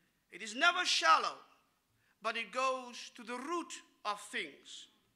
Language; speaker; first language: English; non-native, local second language; Afrikaans